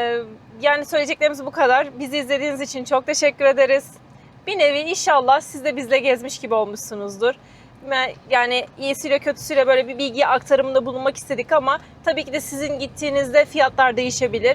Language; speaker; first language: Turkish; native; Turkish